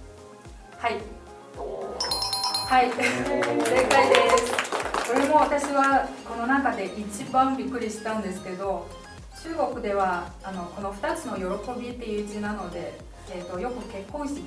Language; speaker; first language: Japanese; non-native, fluent; Chinese